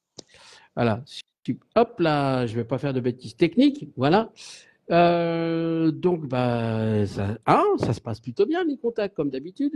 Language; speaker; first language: French; native; French